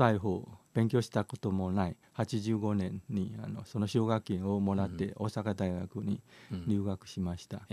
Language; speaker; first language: Japanese; non-native, fluent; Chinese